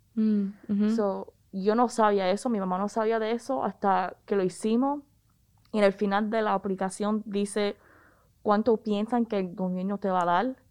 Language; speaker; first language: Spanish; early bilingual, heritage; Spanish